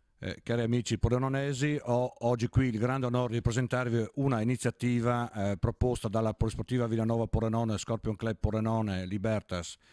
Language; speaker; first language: Italian; native; Italian